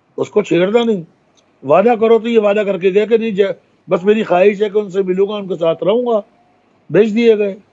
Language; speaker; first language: Urdu; native; Urdu